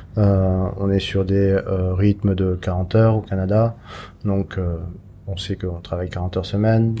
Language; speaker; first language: French; native; French